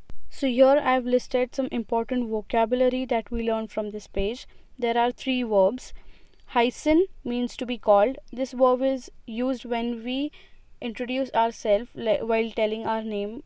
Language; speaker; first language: English; non-native, local second language; Marathi